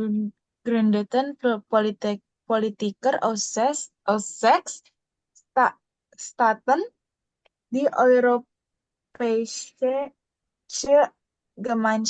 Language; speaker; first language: German; non-native, learner; Indonesian